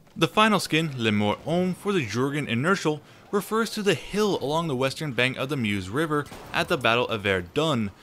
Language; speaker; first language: English; native; English